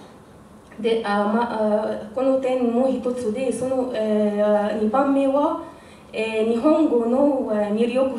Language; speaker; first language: Japanese; non-native, fluent; Arabic